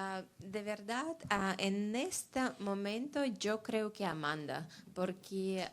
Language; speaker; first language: Spanish; non-native, learner; Russian